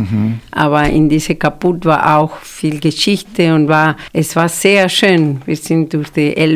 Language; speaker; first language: German; non-native, fluent; Spanish